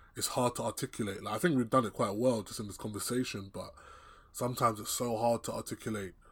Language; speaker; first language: English; native; English